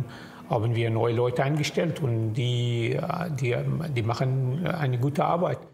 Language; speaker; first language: German; non-native, fluent; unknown